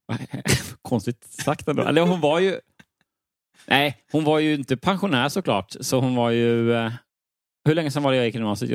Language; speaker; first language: Swedish; native; Swedish